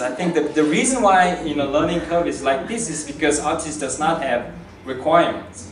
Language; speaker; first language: English; non-native, fluent; Korean